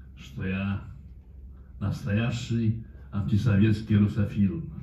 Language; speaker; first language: Russian; non-native, fluent; Polish